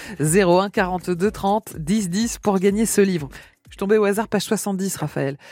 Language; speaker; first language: French; native; French